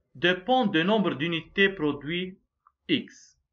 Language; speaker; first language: French; non-native, local second language; Arabic